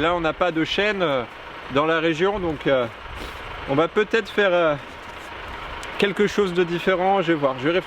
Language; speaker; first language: French; native; French